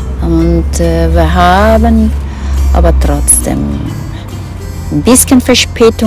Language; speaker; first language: German; non-native, fluent; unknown